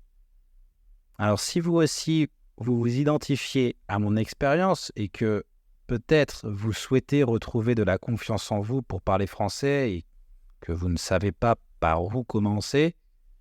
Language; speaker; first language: French; native; French